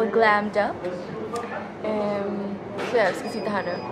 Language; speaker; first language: Swedish; early bilingual, other home language; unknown